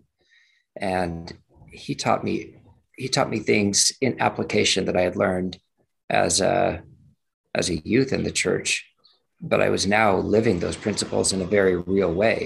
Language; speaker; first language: English; native; English